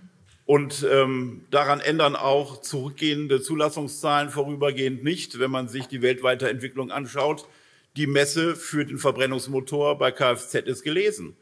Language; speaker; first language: German; native; German